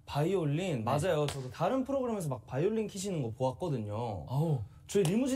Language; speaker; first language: Korean; native; Korean